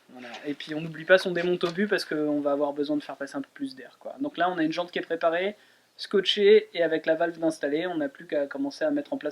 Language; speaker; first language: French; native; French